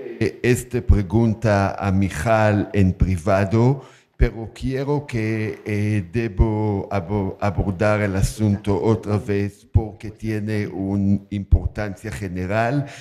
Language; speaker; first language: Spanish; non-native, learner; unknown